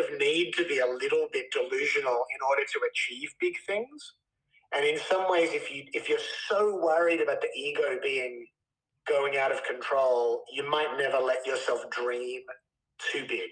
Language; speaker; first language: English; native; English